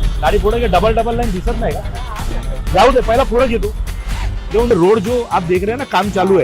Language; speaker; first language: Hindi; non-native, local second language; Gujarati